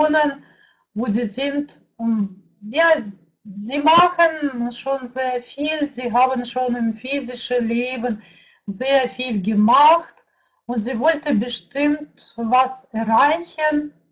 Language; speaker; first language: German; non-native, fluent; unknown